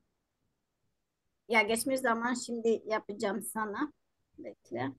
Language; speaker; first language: Turkish; non-native, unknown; Albanian